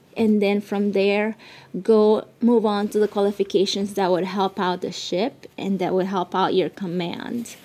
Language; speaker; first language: English; early bilingual, other home language; Spanish